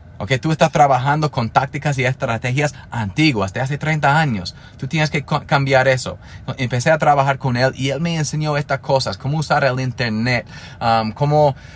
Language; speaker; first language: Spanish; non-native, fluent; English